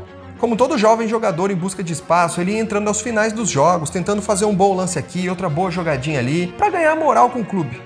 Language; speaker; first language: Portuguese; native; Portuguese